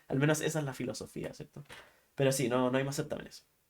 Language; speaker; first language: Spanish; native; Spanish